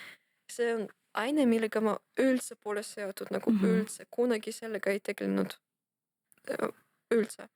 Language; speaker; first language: Estonian; non-native, local second language; Russian